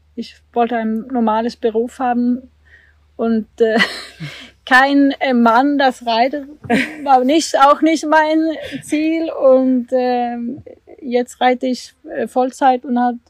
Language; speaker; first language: German; non-native, fluent; Swedish